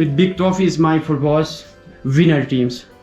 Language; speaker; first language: English; non-native, learner; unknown